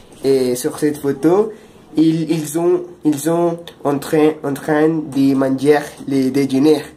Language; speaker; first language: French; non-native, learner; Spanish